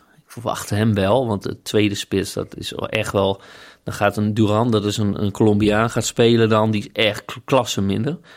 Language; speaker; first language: Dutch; native; Dutch